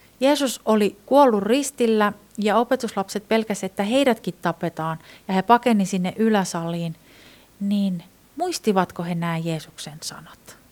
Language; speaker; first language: Finnish; non-native, fluent; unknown